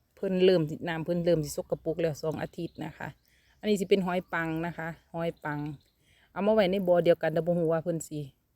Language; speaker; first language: Thai; native; Thai